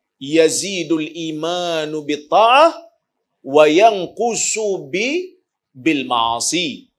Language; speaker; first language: Malay; native; Malay